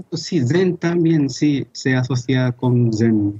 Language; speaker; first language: Spanish; non-native, fluent; Japanese